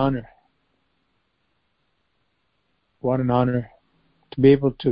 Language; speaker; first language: English; native; English